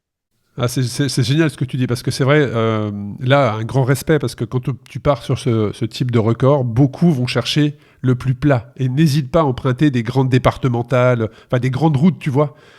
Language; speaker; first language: French; native; French